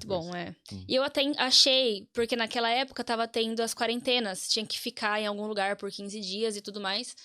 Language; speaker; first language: Portuguese; native; Portuguese